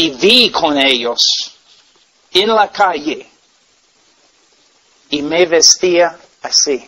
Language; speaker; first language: Spanish; non-native, fluent; English